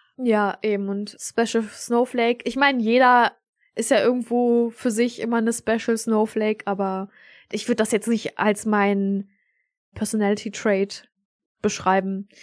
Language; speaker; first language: German; early bilingual, other home language; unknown